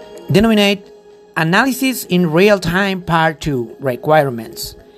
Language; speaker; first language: English; non-native, learner; Spanish